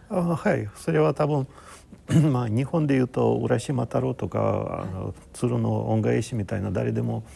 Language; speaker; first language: Japanese; non-native, fluent; Russian